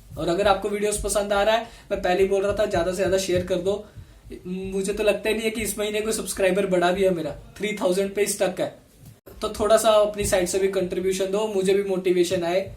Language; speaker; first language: Hindi; non-native, local second language; Punjabi